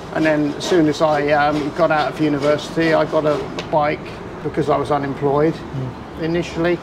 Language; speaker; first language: English; native; English